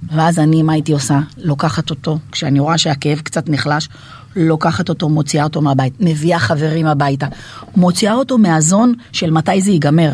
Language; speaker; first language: Hebrew; native; Hebrew